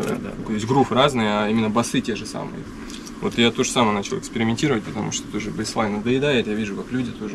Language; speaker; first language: Russian; native; Russian